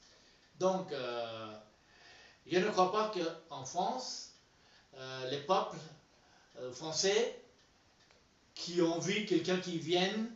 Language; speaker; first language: French; non-native, learner; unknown